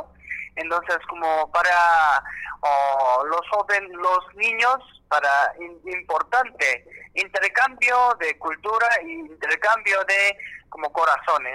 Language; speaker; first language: Spanish; non-native, learner; Korean